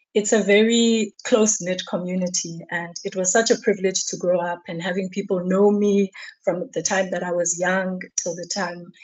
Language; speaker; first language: English; non-native, local second language; Xhosa